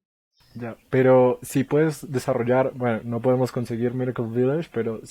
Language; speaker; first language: Spanish; native; Spanish